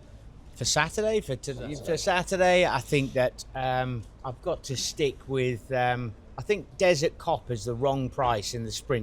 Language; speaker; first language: English; native; English